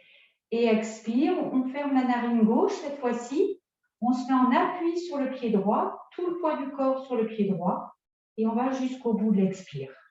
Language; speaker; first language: French; native; French